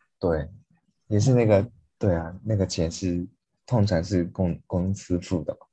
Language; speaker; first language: Chinese; non-native, fluent; Japanese